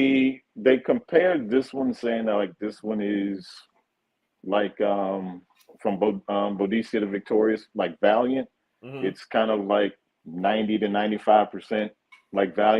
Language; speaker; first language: English; native; English